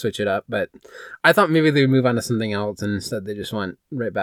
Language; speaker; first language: English; native; English